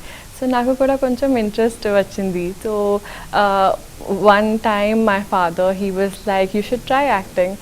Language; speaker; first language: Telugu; non-native, local second language; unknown